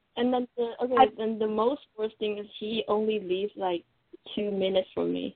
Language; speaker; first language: English; non-native, fluent; Chinese